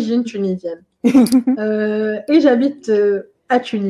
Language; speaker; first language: French; non-native, local second language; Arabic